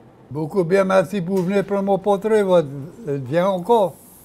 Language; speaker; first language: French; native; French